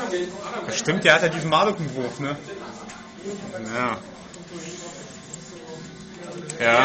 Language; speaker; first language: German; native; German